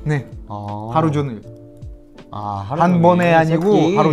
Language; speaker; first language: Korean; non-native, learner; Russian